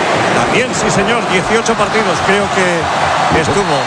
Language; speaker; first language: Spanish; native; Spanish